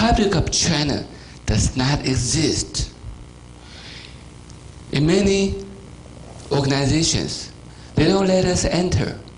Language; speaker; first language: English; non-native, fluent; Chinese